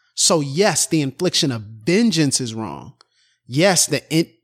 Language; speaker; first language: English; native; English